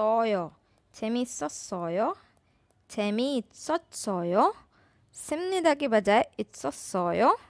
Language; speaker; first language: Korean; non-native, fluent; Urdu